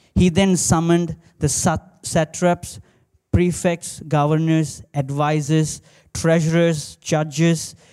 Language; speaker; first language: English; non-native, local second language; Telugu